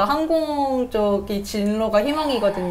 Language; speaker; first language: Korean; native; Korean